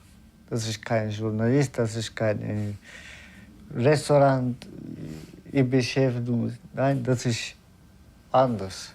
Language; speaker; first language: German; non-native, learner; Turkish